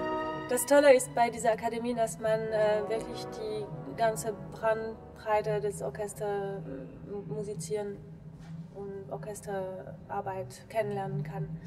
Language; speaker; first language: German; non-native, fluent; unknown